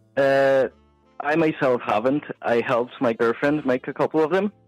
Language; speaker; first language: English; non-native, fluent; Polish